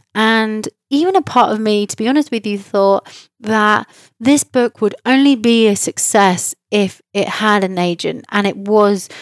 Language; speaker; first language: English; native; English